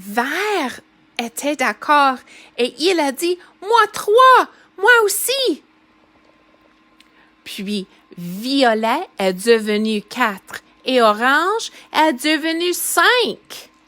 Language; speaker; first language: French; non-native, fluent; English